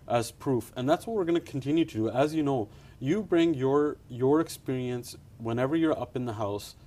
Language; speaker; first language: English; early bilingual, other home language; Punjabi